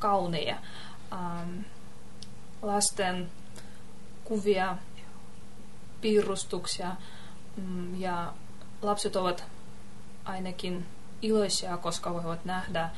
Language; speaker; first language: Finnish; non-native, learner; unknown